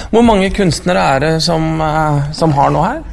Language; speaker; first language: Norwegian; native; Norwegian